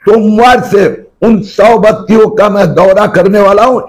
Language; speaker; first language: Hindi; non-native, local second language; Marathi